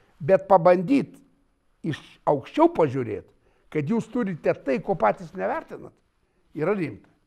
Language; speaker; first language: Lithuanian; native; Lithuanian